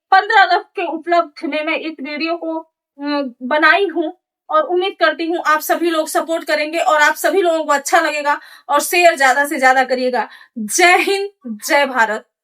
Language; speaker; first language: Hindi; native; Hindi